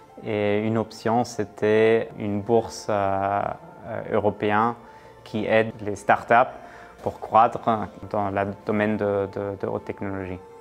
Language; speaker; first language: French; non-native, fluent; German